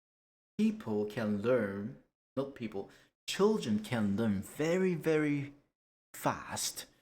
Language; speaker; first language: English; non-native, learner; Japanese